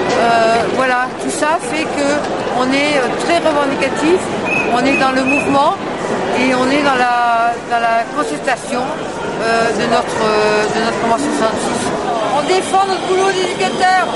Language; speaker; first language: French; native; French